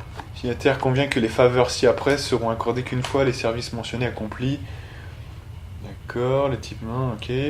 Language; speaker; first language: French; native; French